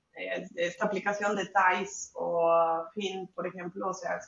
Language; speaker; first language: Spanish; native; Spanish